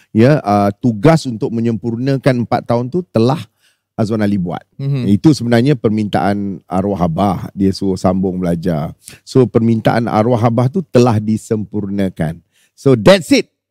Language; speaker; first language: Malay; native; Malay